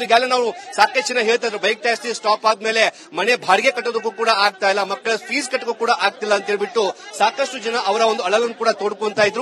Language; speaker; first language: Kannada; native; Kannada